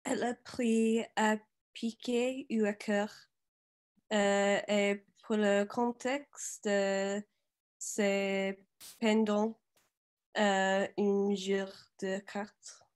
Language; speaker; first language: French; non-native, learner; English